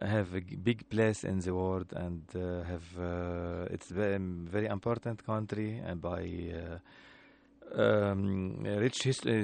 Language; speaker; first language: English; non-native, learner; Arabic